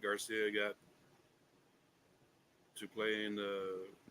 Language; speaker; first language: English; native; English